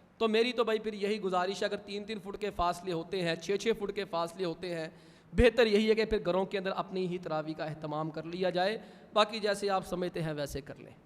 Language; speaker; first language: Urdu; non-native, local second language; Punjabi